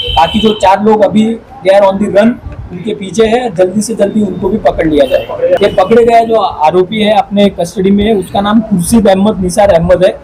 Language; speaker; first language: Hindi; non-native, local second language; Marathi